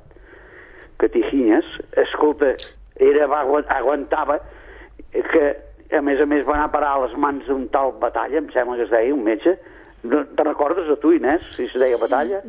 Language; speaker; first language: Catalan; native; Catalan